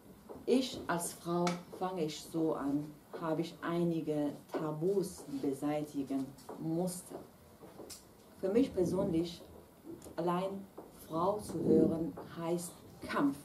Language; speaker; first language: German; non-native, fluent; Kurdish